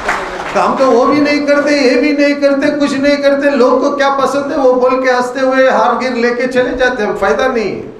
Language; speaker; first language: Hindi; non-native, local second language; Urdu